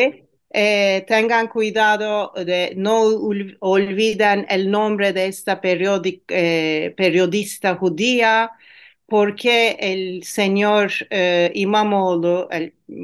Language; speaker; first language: Spanish; non-native, fluent; Turkish